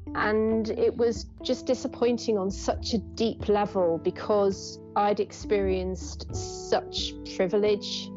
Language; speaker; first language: English; native; English